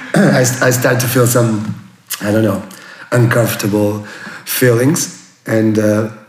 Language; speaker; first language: English; non-native, fluent; Portuguese